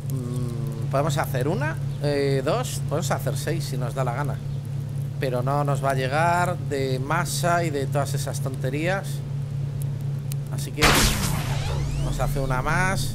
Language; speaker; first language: Spanish; native; Spanish